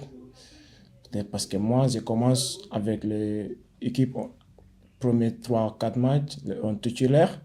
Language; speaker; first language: French; non-native, learner; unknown